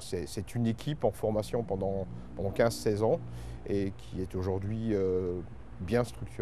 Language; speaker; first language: French; native; French